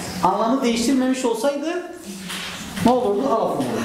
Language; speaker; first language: English; non-native, fluent; Turkish